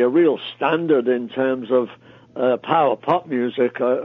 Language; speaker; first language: English; native; English